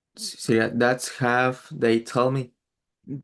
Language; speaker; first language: English; non-native, learner; Spanish